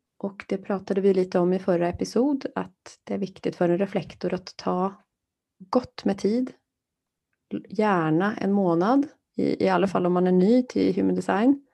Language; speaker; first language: Swedish; native; Swedish